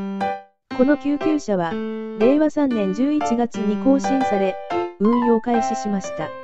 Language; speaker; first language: Japanese; native; Japanese